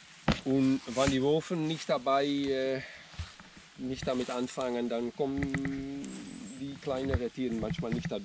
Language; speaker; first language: German; non-native, fluent; Latvian